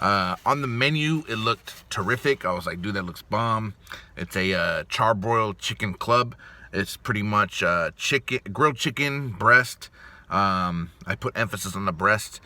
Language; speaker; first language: English; native; English